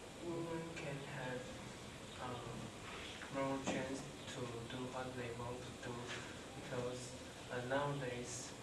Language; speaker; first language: English; non-native, learner; Chinese